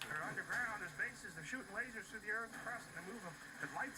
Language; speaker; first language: English; native; English